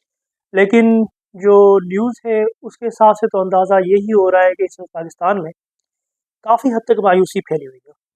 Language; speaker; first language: Urdu; native; Urdu